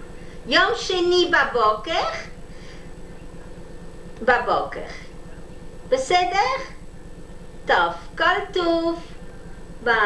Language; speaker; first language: Hebrew; non-native, learner; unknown